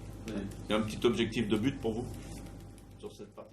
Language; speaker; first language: French; native; French